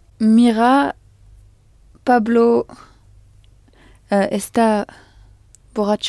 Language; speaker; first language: Spanish; non-native, learner; French